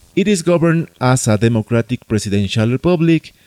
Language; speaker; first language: English; non-native, fluent; Spanish